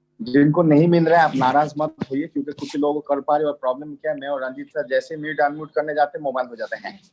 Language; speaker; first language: Hindi; non-native, local second language; Bangla